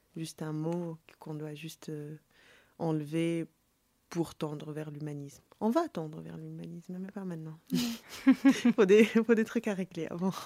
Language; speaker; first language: French; non-native, local second language; Arabic